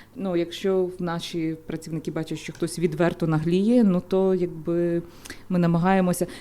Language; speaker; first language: Ukrainian; native; Ukrainian